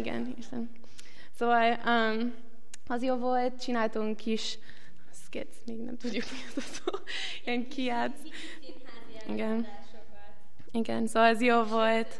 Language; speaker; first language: Hungarian; non-native, learner; English